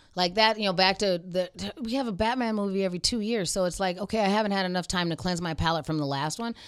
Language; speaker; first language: English; native; English